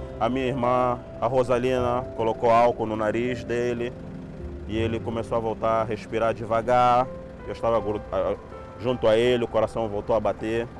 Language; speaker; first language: Portuguese; native; Portuguese